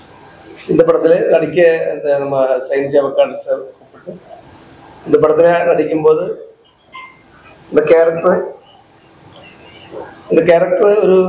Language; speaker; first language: Tamil; non-native, local second language; Malayalam